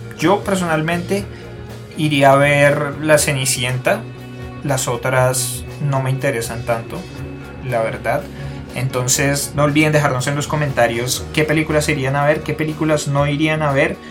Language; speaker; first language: Spanish; native; Spanish